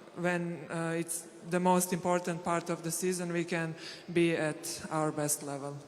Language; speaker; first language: English; non-native, fluent; Serbian